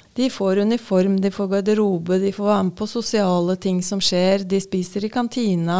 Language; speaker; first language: Norwegian; native; Norwegian